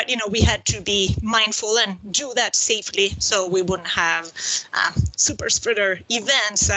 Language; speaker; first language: English; non-native, fluent; Spanish